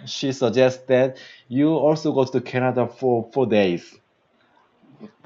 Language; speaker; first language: English; non-native, learner; Korean